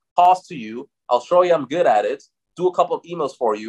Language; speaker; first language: English; non-native, fluent; German